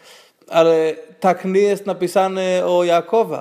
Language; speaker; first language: Polish; non-native, fluent; Hebrew